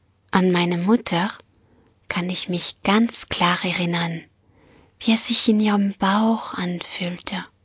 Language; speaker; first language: German; non-native, fluent; French